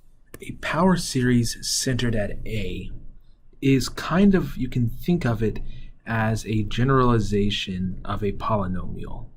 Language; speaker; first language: English; native; English